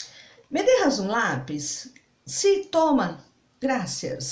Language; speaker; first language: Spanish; non-native, learner; Portuguese